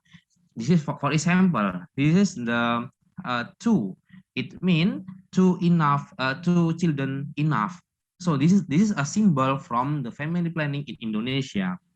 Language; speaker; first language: English; non-native, learner; Indonesian